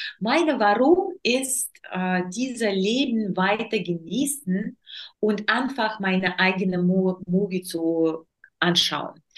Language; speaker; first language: German; non-native, learner; Russian